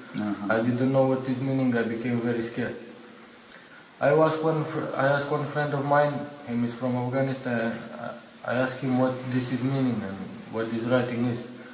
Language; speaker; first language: English; non-native, learner; Romanian